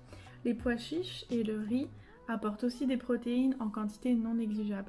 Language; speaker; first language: French; native; French